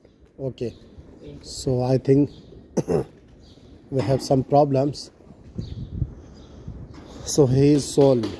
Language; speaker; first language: English; non-native, learner; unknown